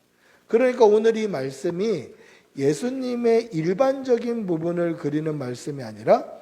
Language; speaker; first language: Korean; native; Korean